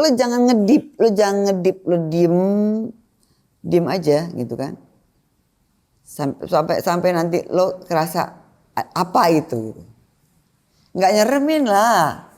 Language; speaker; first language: Indonesian; native; Indonesian